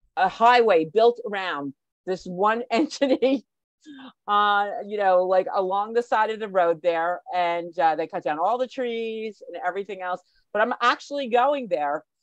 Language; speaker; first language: English; native; English